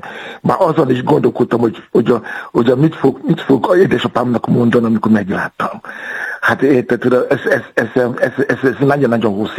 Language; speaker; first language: Hungarian; non-native, learner; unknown